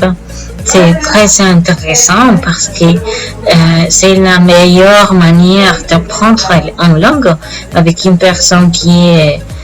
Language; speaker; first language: French; non-native, learner; Spanish